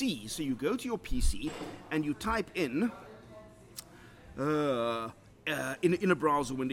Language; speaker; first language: English; native; English